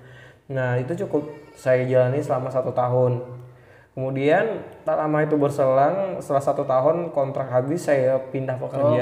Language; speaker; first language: Indonesian; native; Indonesian